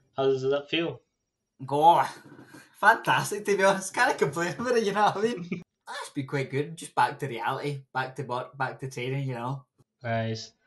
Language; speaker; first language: English; native; English